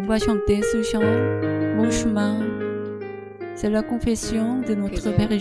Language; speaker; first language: French; non-native, learner; Korean